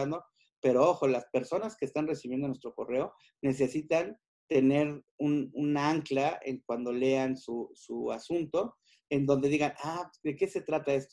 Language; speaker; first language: Spanish; native; Spanish